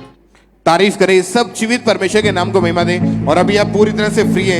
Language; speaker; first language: Hindi; native; Hindi